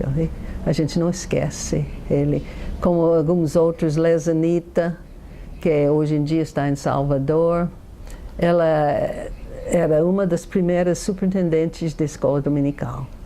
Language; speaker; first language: Portuguese; non-native, fluent; English